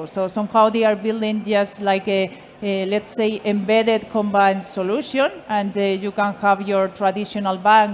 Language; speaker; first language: English; non-native, fluent; Spanish